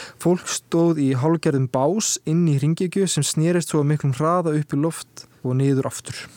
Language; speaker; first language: Icelandic; early bilingual, heritage; Icelandic